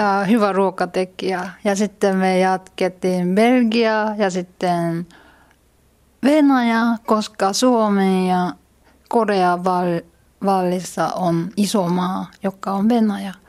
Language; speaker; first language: Finnish; non-native, learner; Korean